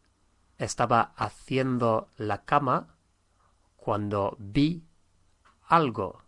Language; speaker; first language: Spanish; non-native, fluent; English